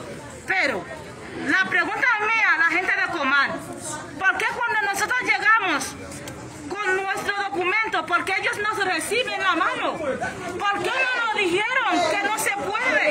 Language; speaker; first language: Spanish; non-native, fluent; Haitian Creole